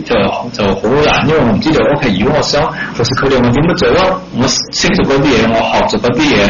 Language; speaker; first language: Chinese; early bilingual, heritage; Cantonese